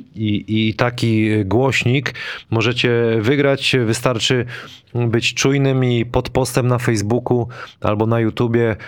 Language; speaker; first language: Polish; native; Polish